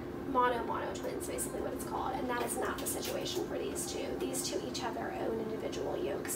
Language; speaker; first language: English; native; English